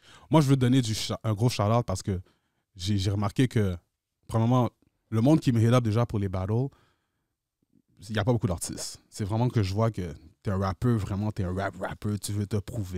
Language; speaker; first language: French; native; French